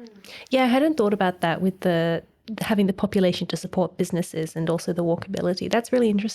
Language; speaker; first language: English; native; English